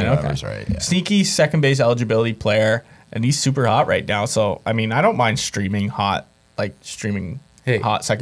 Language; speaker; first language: English; native; English